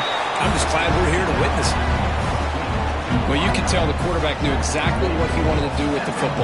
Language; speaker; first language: English; native; English